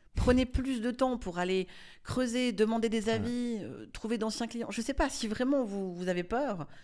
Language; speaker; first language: French; native; French